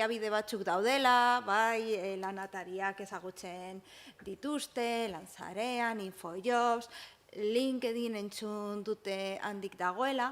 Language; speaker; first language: Basque; non-native, local second language; Spanish